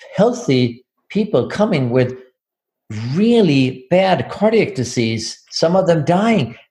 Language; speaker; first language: English; non-native, fluent; Swedish